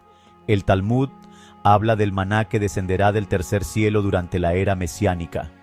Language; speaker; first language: Spanish; native; Spanish